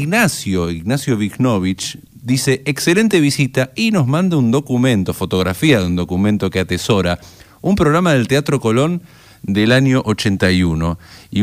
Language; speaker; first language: Spanish; native; Spanish